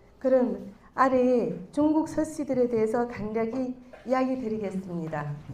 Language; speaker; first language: Korean; non-native, fluent; Chinese